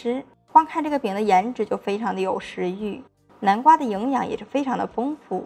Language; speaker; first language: Chinese; native; Chinese